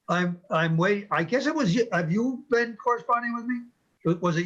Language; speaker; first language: English; native; English